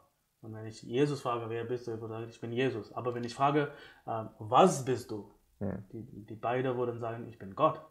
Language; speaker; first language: German; non-native, fluent; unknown